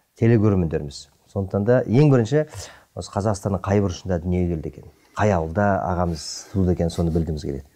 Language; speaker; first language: Kazakh; native; Kazakh